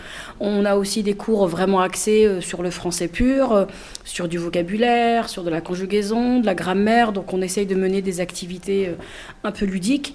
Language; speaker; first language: French; native; French